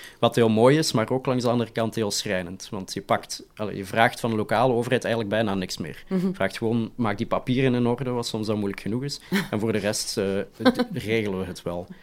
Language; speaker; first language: Dutch; native; Dutch